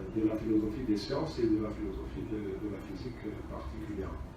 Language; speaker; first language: French; non-native, local second language; Arabic